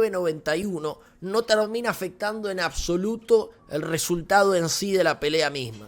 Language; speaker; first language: Spanish; native; Spanish